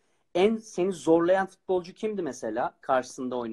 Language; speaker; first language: Turkish; native; Turkish